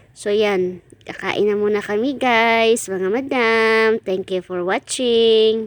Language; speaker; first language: Filipino; non-native, local second language; Cebuano